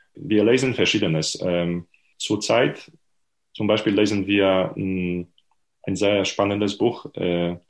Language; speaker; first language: German; non-native, fluent; Polish